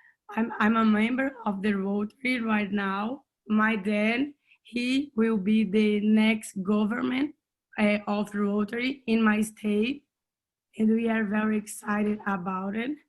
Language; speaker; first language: English; non-native, learner; Portuguese